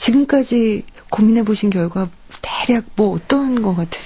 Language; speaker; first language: Korean; native; Korean